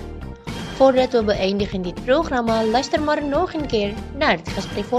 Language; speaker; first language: Dutch; non-native, learner; Indonesian